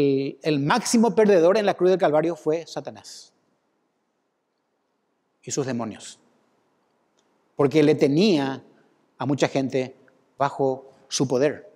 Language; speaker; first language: Spanish; native; Spanish